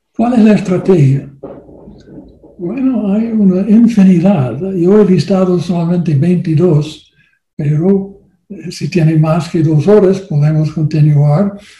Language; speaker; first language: Spanish; non-native, learner; English